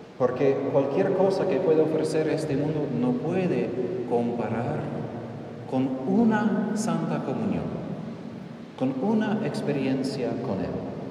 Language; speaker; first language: Spanish; non-native, fluent; English